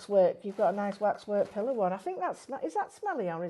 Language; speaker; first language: English; native; English